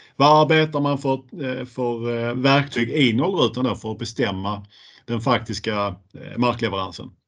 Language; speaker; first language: Swedish; native; Swedish